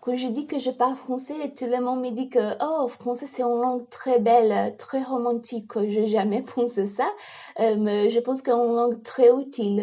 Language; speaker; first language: French; non-native, learner; Portuguese